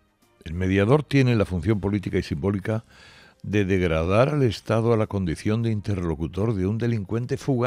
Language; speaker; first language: Spanish; native; Spanish